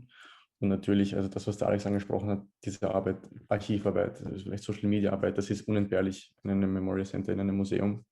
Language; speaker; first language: German; early bilingual, other home language; Bosnian